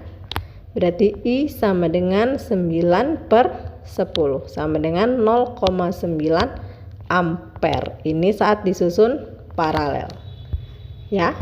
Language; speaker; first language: Indonesian; native; Indonesian